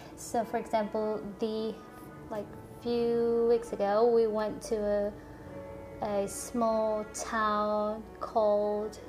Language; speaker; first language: English; non-native, fluent; Korean